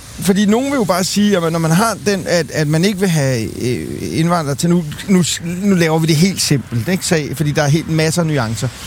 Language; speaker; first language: Danish; native; Danish